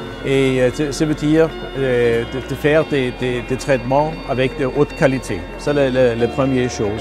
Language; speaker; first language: French; non-native, learner; Danish